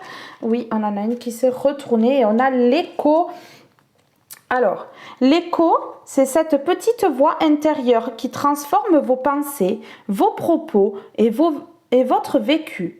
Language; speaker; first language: French; native; French